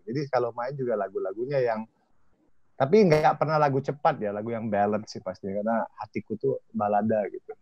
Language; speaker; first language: Indonesian; native; Indonesian